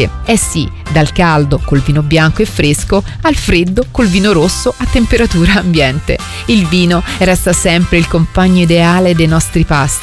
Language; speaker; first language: Italian; native; Italian